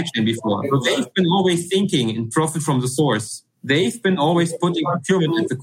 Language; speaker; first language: English; non-native, fluent; German